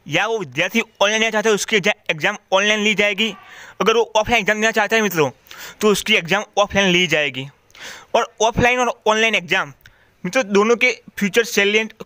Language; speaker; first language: Hindi; non-native, local second language; Gujarati